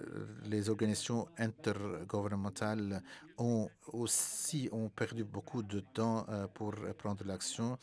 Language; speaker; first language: French; non-native, fluent; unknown